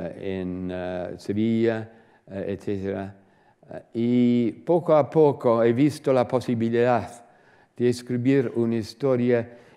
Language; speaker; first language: Spanish; non-native, fluent; English